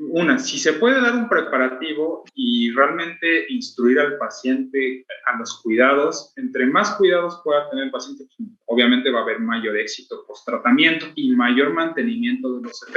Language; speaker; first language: Spanish; native; Spanish